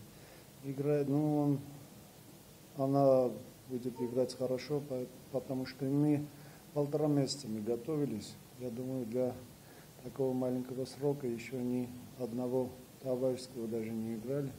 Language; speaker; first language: Russian; non-native, fluent; Armenian